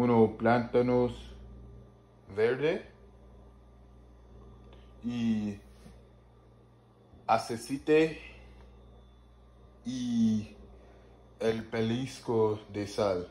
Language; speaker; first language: Spanish; non-native, learner; English